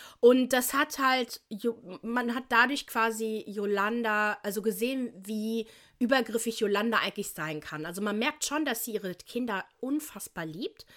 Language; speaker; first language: German; native; German